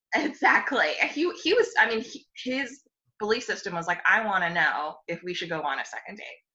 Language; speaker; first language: English; native; English